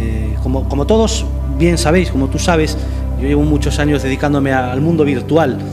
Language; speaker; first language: Spanish; native; Spanish